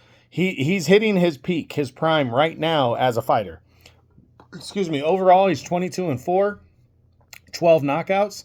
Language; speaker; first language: English; native; English